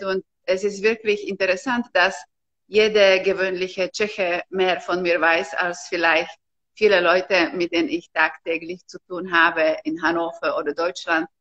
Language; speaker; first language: German; non-native, fluent; Slovak